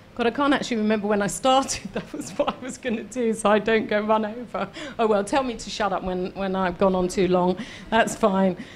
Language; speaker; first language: English; native; English